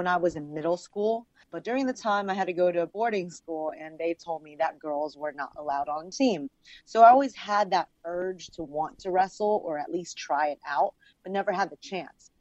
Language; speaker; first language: English; early bilingual, other home language; Chinese